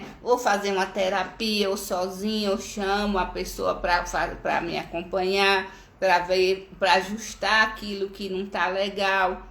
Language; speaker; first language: Portuguese; native; Portuguese